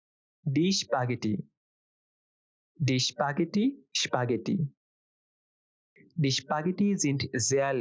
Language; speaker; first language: German; non-native, fluent; Bangla